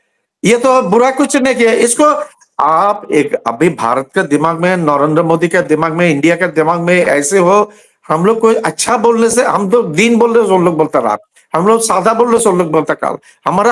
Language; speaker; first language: Hindi; non-native, learner; Bangla